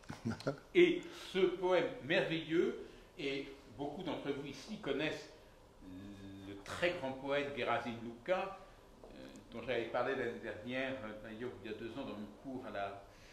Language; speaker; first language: French; native; French